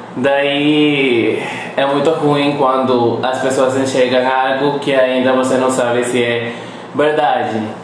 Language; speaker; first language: Portuguese; non-native, fluent; Spanish